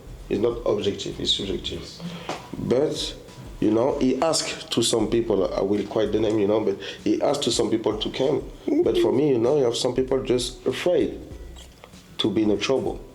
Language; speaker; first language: English; non-native, fluent; French